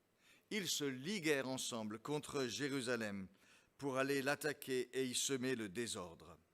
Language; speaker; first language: French; native; French